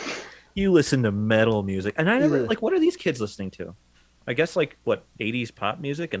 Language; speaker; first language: English; native; English